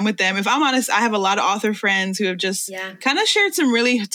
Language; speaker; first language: English; early bilingual, other home language; Spanish